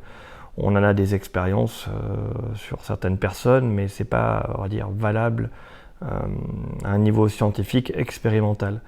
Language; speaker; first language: French; native; French